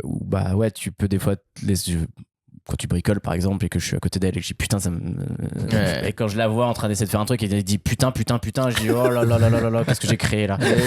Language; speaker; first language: French; native; French